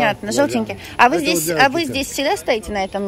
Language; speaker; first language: Russian; native; Russian